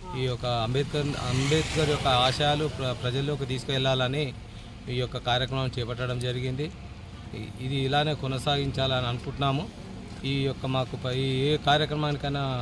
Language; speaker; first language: Telugu; native; Telugu